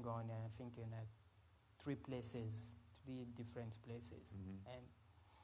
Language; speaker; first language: English; non-native, fluent; Swahili